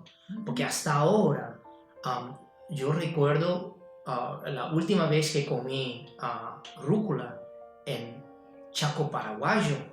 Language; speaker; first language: Spanish; non-native, fluent; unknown